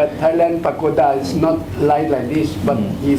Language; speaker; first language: English; non-native, learner; Thai